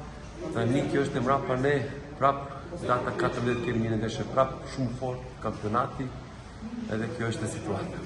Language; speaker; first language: Albanian; non-native, learner; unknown